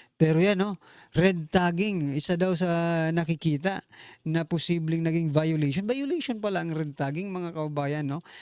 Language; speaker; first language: Filipino; non-native, local second language; Waray